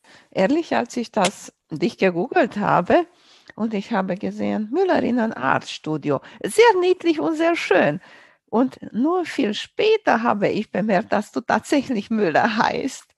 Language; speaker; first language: German; non-native, fluent; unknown